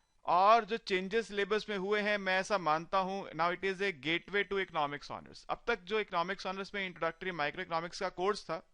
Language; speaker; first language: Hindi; native; Hindi